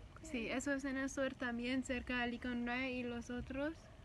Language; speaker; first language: Spanish; non-native, learner; English